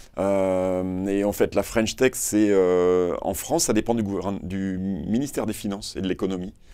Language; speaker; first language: French; native; French